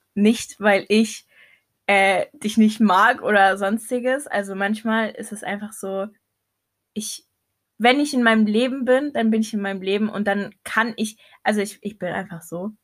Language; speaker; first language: German; early bilingual, other home language; Arabic